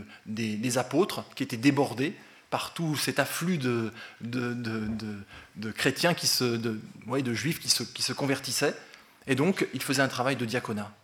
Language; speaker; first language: French; native; French